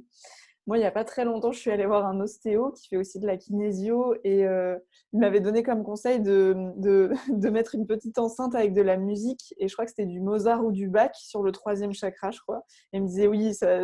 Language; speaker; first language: French; native; French